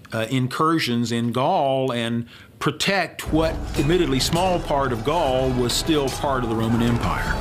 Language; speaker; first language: English; native; English